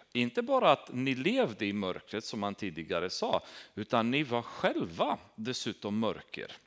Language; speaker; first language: Swedish; non-native, fluent; Romanian